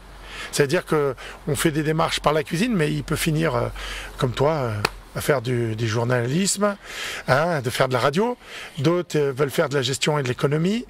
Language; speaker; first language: French; native; French